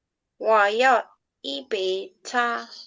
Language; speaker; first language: Chinese; non-native, learner; Indonesian